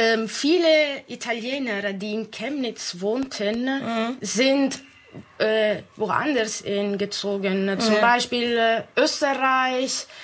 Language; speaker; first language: German; non-native, fluent; Italian